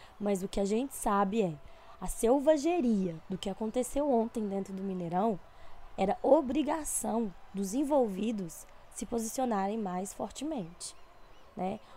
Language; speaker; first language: Portuguese; native; Portuguese